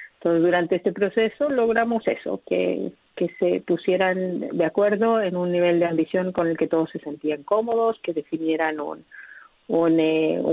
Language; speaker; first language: Spanish; native; Spanish